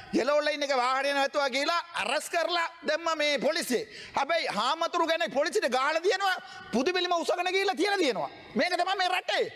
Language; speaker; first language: Sinhala; non-native, local second language; Tamil